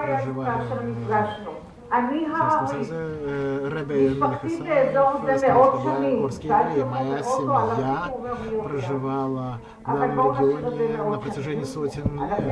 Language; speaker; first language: Russian; non-native, local second language; Azerbaijani